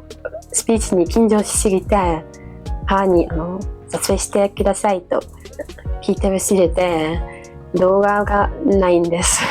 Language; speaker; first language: Japanese; non-native, fluent; Dutch